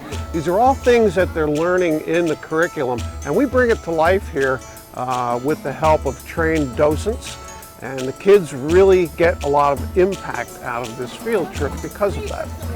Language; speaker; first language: English; native; English